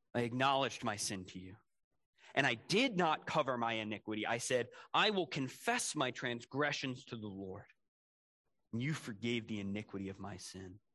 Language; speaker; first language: English; native; English